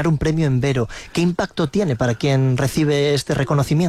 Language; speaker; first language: Spanish; native; Spanish